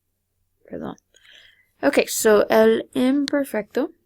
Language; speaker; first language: Spanish; non-native, fluent; English